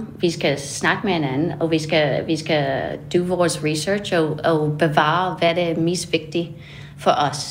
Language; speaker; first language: Danish; non-native, fluent; English